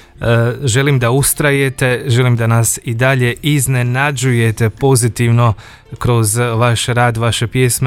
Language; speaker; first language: Croatian; native; Croatian